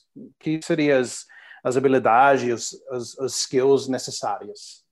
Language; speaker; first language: Portuguese; non-native, learner; English